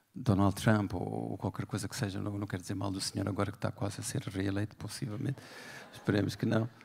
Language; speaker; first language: Portuguese; native; Portuguese